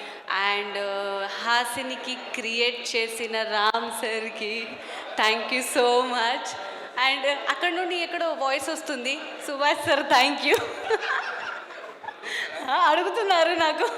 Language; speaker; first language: Telugu; non-native, fluent; Marathi